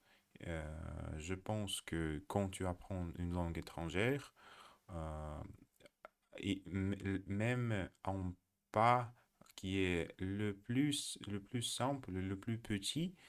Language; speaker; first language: French; non-native, learner; Russian